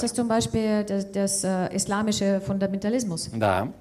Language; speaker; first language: German; non-native, fluent; Russian